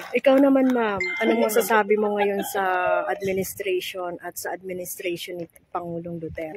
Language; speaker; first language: Filipino; native; Filipino